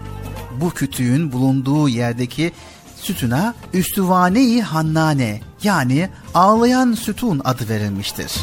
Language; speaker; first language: Turkish; native; Turkish